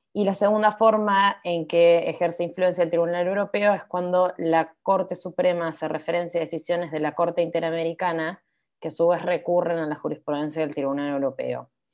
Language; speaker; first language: Spanish; native; Spanish